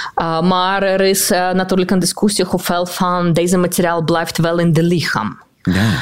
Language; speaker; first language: Dutch; non-native, fluent; Russian